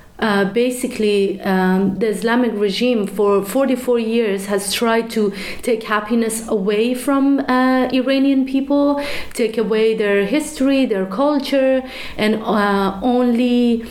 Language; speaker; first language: English; non-native, fluent; Persian